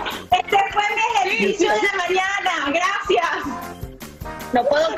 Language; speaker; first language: Spanish; native; Spanish